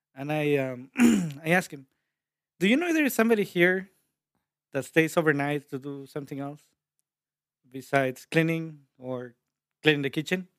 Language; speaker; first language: English; early bilingual, other home language; Spanish